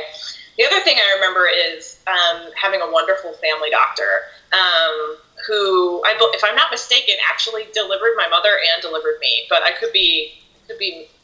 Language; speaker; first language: English; native; English